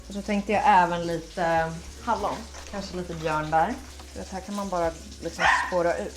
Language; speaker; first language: Swedish; native; Swedish